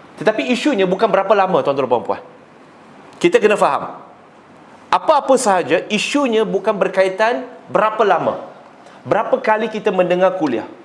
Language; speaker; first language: Malay; non-native, local second language; Chinese